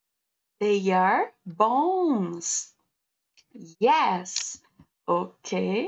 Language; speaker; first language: English; non-native, learner; Portuguese